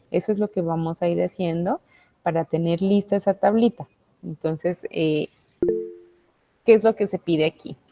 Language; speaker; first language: Spanish; native; Spanish